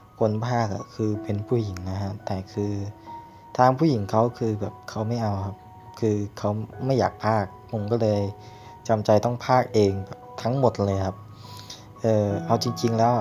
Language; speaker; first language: Thai; native; Thai